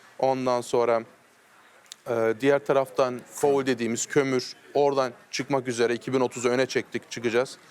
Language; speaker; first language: Turkish; early bilingual, heritage; Turkish